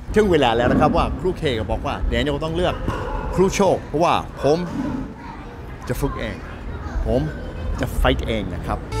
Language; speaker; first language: Thai; non-native, fluent; English